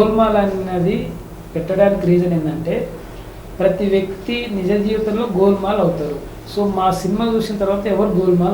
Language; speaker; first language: Telugu; native; Telugu